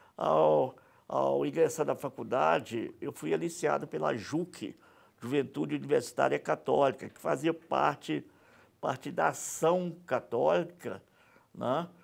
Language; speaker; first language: Portuguese; native; Portuguese